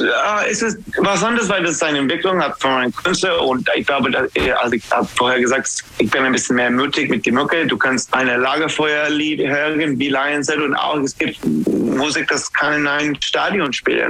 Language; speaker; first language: German; non-native, fluent; English